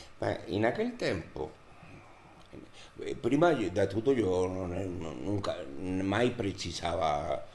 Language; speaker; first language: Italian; non-native, learner; Spanish